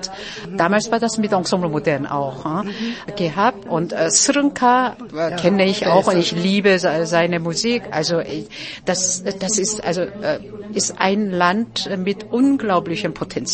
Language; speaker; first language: German; non-native, fluent; Korean